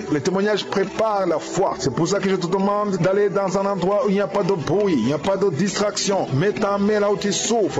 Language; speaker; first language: French; non-native, local second language; Rundi